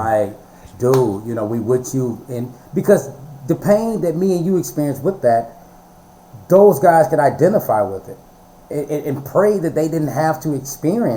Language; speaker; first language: English; native; English